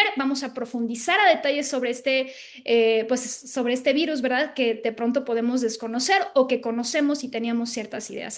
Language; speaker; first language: Spanish; native; Spanish